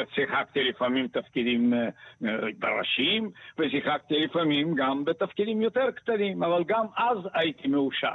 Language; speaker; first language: Hebrew; non-native, fluent; Bulgarian